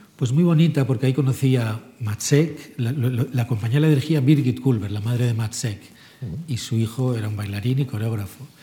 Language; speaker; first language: Spanish; native; Spanish